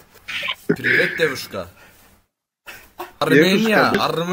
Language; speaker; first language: Russian; non-native, learner; Kazakh